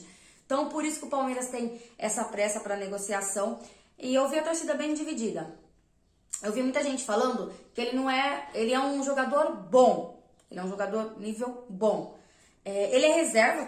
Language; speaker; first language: Portuguese; native; Portuguese